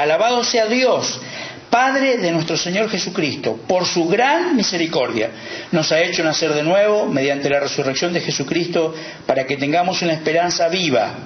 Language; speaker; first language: Spanish; native; Spanish